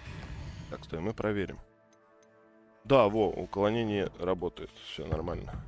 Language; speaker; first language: Russian; native; Russian